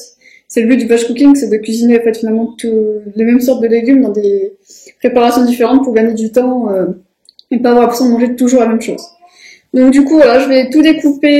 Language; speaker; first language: French; native; French